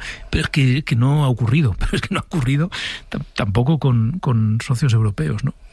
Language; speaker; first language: Spanish; native; Spanish